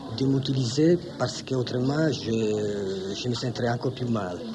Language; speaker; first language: French; non-native, fluent; Italian